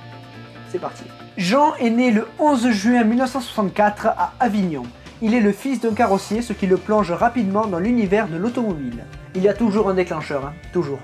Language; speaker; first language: French; native; French